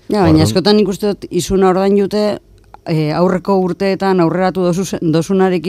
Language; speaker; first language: Basque; native; Basque